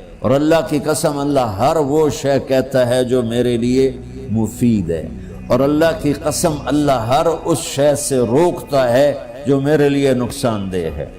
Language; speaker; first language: Urdu; non-native, local second language; Punjabi